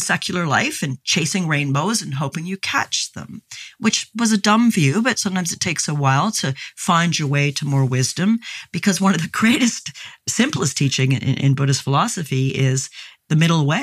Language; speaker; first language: English; native; English